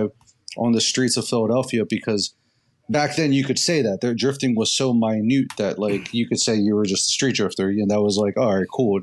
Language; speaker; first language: English; native; English